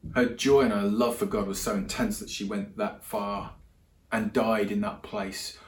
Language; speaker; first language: English; native; English